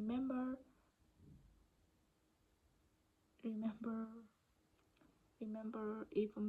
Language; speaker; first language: English; non-native, learner; Vietnamese